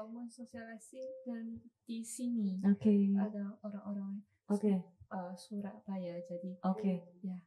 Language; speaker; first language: Indonesian; non-native, learner; Chinese